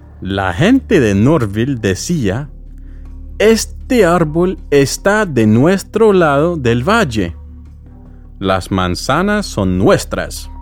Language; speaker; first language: Spanish; non-native, fluent; English